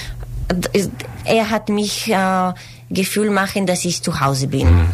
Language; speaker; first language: German; non-native, learner; Spanish